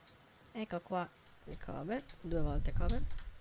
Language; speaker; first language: Italian; native; Italian